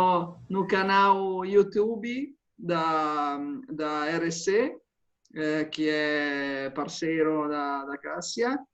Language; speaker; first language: Portuguese; non-native, fluent; Spanish